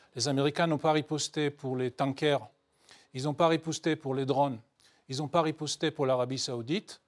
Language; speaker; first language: French; non-native, fluent; Hebrew